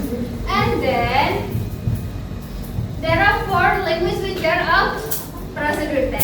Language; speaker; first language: English; non-native, learner; Indonesian